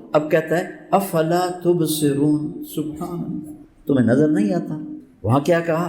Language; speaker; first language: Urdu; non-native, local second language; Punjabi